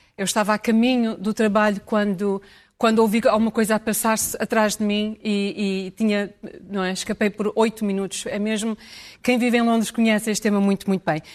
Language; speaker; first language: Portuguese; early bilingual, heritage; Portuguese